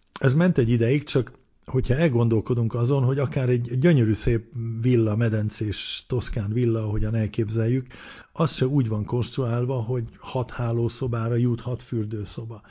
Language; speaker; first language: Hungarian; early bilingual, heritage; Hungarian